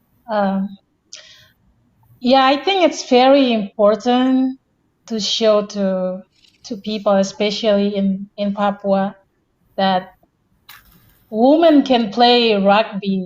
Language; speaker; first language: English; non-native, fluent; Indonesian